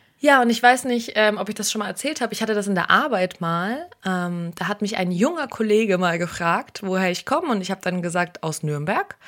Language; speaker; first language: German; early bilingual, other home language; Russian